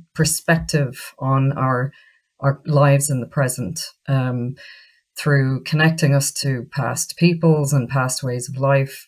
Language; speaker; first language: English; native; English